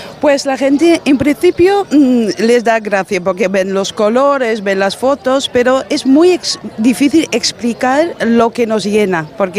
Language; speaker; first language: Spanish; non-native, fluent; Dutch